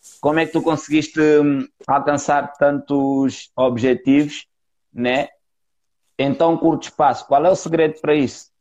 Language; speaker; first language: Portuguese; native; Portuguese